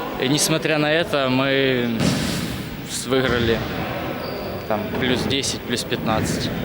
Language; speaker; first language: Russian; native; Russian